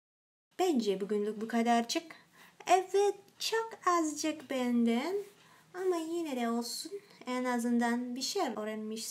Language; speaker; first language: Turkish; non-native, fluent; Indonesian